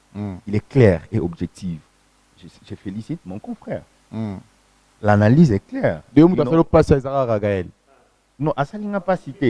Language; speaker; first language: French; non-native, local second language; Lingala